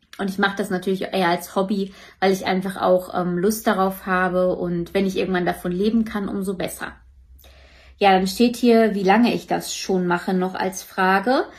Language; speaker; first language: German; native; German